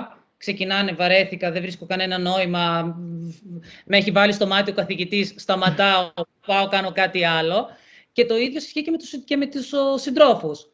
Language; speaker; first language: Greek; native; Greek